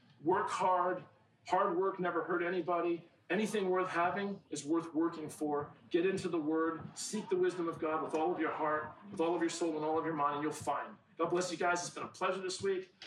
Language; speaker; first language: English; native; English